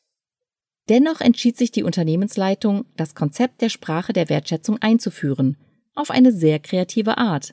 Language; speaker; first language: German; native; German